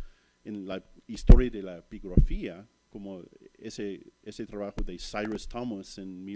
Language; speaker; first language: Spanish; non-native, fluent; English